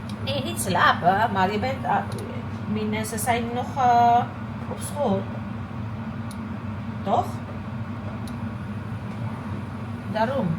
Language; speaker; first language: Dutch; non-native, learner; Cebuano